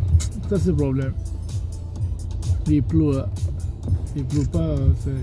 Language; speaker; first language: French; non-native, fluent; Urdu